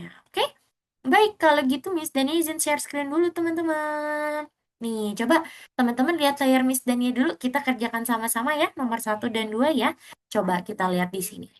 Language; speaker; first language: Indonesian; native; Indonesian